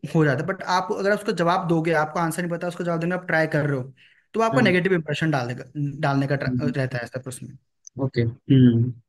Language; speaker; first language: Hindi; native; Hindi